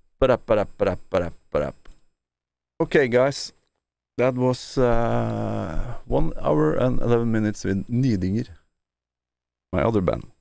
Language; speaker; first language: English; non-native, fluent; Norwegian